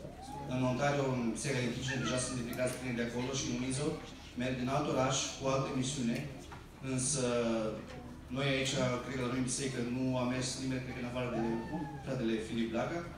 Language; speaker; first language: Romanian; early bilingual, heritage; Romanian